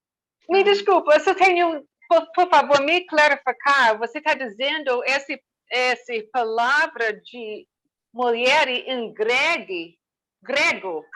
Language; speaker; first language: Portuguese; non-native, learner; English